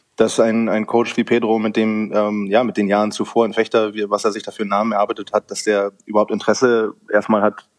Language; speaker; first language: German; native; German